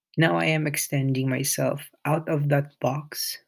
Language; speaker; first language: English; non-native, local second language; Filipino